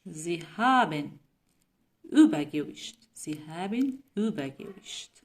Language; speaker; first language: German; non-native, learner; Persian